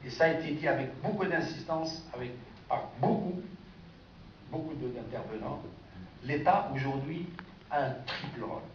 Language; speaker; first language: French; non-native, local second language; Arabic